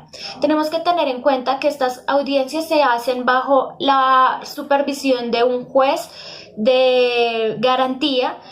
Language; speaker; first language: Spanish; native; Spanish